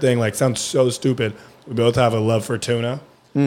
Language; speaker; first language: English; early bilingual, other home language; German